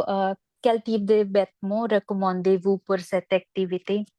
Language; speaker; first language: French; non-native, learner; Punjabi